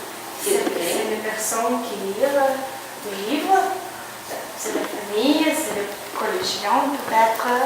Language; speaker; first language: French; non-native, learner; Ukrainian